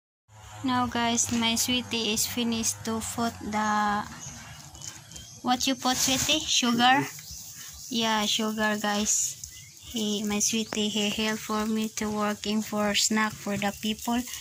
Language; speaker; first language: English; non-native, learner; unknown